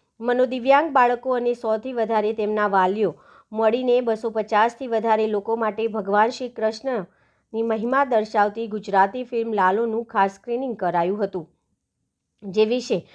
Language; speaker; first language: Gujarati; native; Gujarati